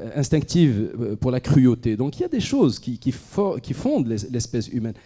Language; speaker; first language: French; non-native, local second language; Arabic